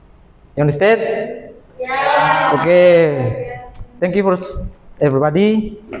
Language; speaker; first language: English; non-native, learner; Indonesian